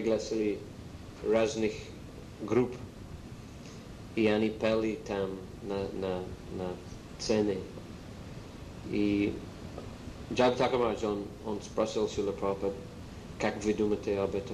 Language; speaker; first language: Russian; non-native, learner; English